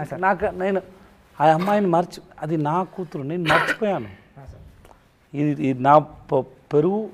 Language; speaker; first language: Telugu; non-native, learner; Tamil